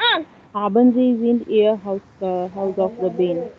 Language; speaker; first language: German; non-native, learner; Hindi